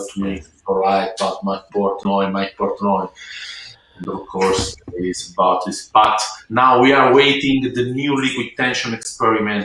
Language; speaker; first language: English; non-native, learner; Italian